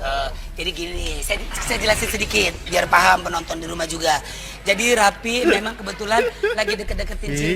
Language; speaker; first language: Indonesian; native; Indonesian